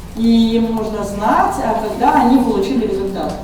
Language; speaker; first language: Russian; native; Russian